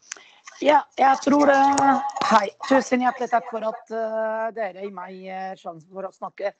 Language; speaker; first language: Norwegian; non-native, fluent; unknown